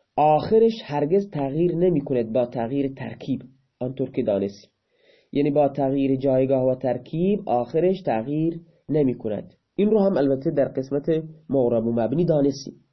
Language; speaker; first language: Persian; non-native, local second language; Baluchi